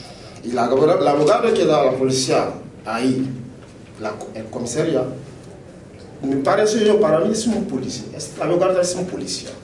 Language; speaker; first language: Spanish; non-native, local second language; French